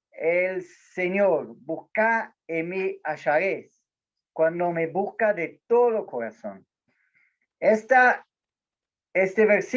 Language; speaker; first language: Spanish; non-native, learner; Portuguese